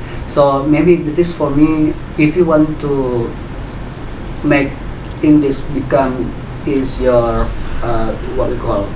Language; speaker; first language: English; non-native, learner; Indonesian